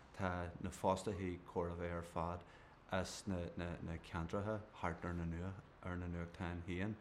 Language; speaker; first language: Irish; non-native, local second language; English